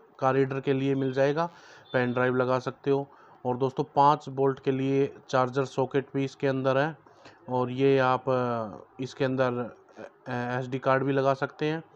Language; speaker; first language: Hindi; native; Hindi